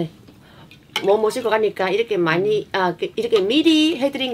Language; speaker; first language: Korean; non-native, fluent; Vietnamese